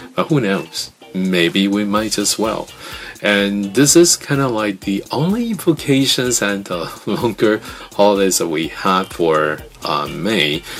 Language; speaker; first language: English; non-native, fluent; Chinese